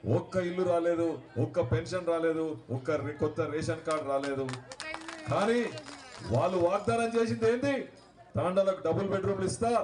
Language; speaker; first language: Telugu; native; Telugu